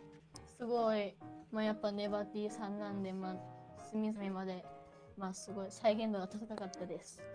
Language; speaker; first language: Japanese; native; Japanese